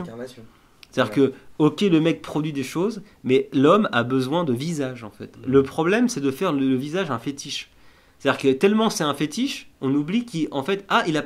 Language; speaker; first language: French; native; French